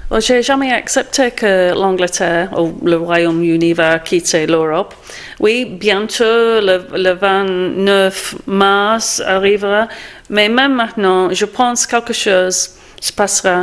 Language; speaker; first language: French; non-native, fluent; English